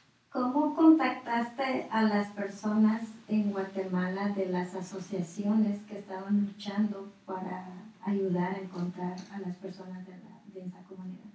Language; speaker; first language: Spanish; native; Spanish